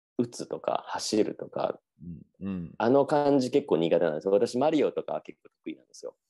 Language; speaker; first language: Japanese; native; Japanese